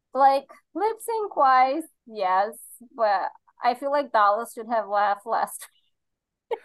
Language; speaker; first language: English; non-native, fluent; Portuguese